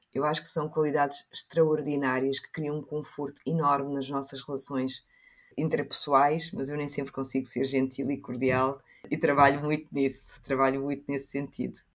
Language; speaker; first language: Portuguese; early bilingual, other home language; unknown